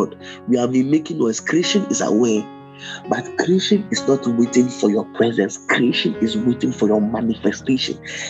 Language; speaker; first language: English; non-native, local second language; Akan